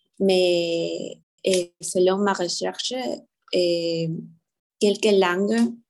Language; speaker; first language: French; non-native, learner; Spanish